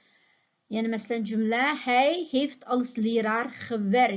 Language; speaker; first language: Dutch; non-native, fluent; Uyghur